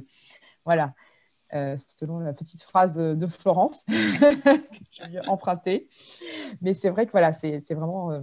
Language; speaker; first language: French; native; French